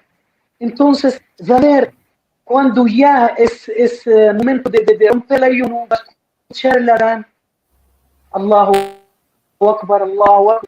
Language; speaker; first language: Spanish; non-native, fluent; Arabic